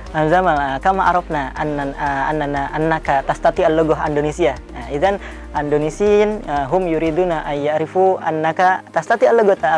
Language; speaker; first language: Arabic; non-native, learner; Indonesian